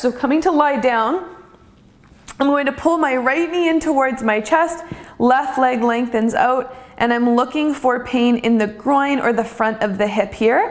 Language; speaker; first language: English; native; English